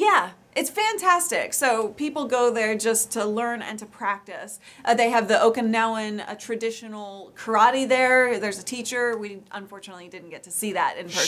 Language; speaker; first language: English; native; English